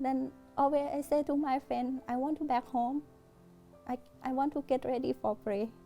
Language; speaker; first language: English; non-native, learner; Thai